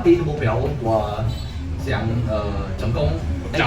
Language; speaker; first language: Chinese; non-native, learner; Khmer